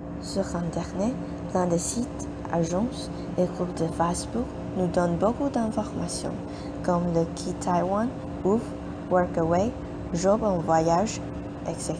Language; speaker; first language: French; non-native, learner; Chinese